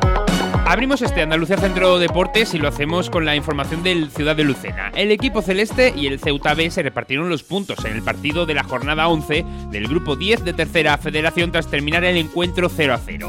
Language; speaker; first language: Spanish; native; Spanish